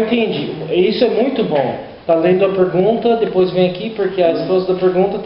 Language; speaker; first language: Portuguese; non-native, learner; English